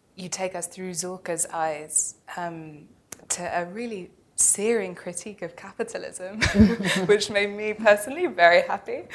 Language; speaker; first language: English; early bilingual, other home language; Russian